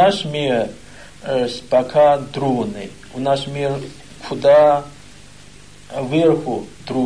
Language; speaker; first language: Russian; non-native, learner; Chinese